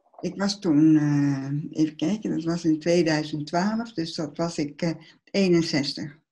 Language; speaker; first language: Dutch; early bilingual, other home language; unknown